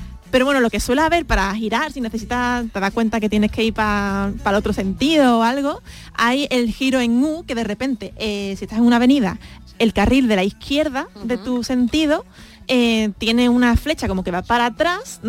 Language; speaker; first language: Spanish; native; Spanish